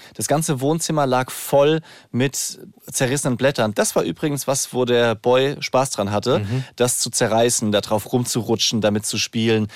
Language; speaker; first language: German; native; German